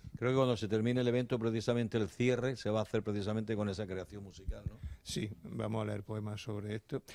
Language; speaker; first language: Spanish; native; Spanish